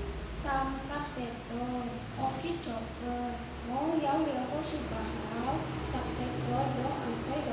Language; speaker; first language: Cantonese; non-native, learner; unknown